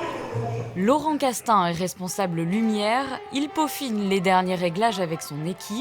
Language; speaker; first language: French; native; French